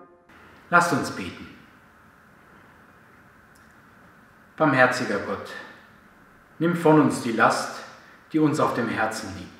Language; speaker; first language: German; native; German